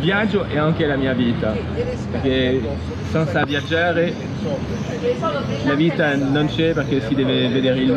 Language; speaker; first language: Italian; non-native, fluent; French